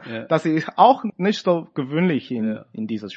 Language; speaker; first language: German; non-native, fluent; Chinese